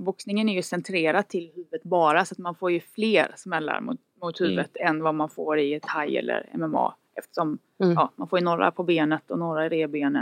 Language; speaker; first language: Swedish; native; Swedish